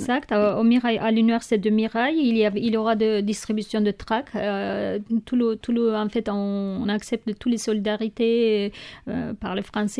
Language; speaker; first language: French; non-native, learner; Kurdish